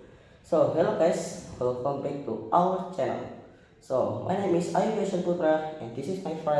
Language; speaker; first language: English; non-native, learner; Indonesian